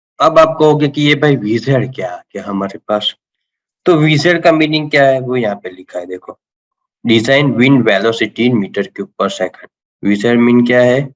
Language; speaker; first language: Hindi; non-native, local second language; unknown